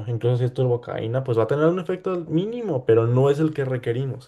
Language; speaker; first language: Spanish; native; Spanish